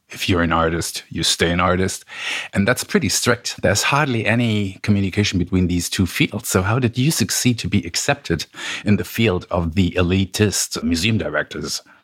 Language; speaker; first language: English; non-native, fluent; German